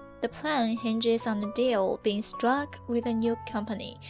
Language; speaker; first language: English; non-native, fluent; Chinese